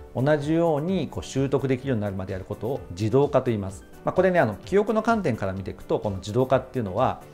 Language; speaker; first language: Japanese; native; Japanese